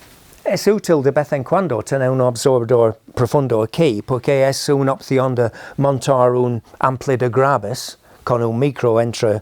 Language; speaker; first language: Spanish; non-native, fluent; English